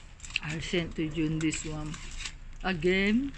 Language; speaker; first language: English; non-native, learner; Filipino